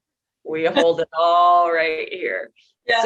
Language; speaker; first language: English; native; English